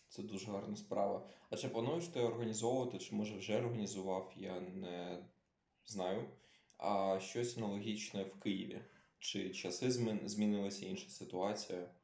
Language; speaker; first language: Ukrainian; native; Ukrainian